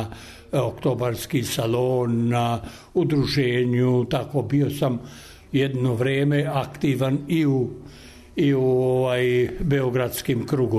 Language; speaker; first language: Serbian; non-native, local second language; Albanian